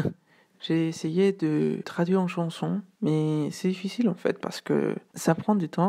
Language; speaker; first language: French; non-native, fluent; Spanish